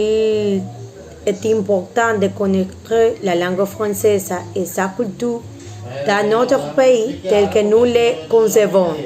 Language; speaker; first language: French; non-native, learner; Spanish